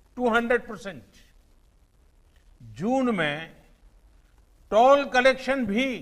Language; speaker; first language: Hindi; non-native, local second language; Gujarati